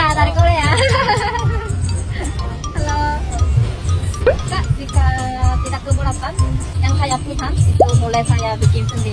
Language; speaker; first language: Indonesian; non-native, learner; Korean